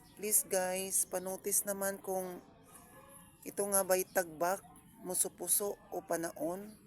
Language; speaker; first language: Filipino; non-native, local second language; Waray